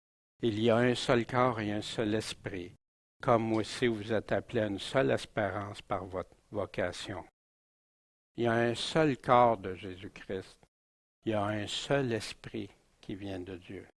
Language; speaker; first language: French; native; French